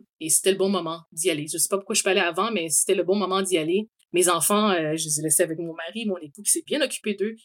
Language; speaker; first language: French; native; French